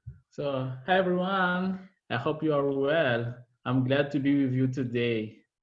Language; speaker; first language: English; non-native, learner; Malagasy